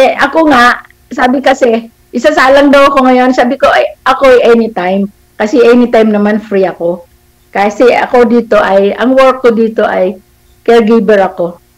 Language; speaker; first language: Filipino; native; Filipino